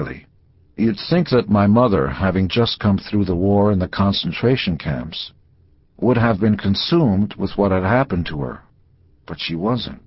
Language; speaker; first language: English; early bilingual, other home language; Hebrew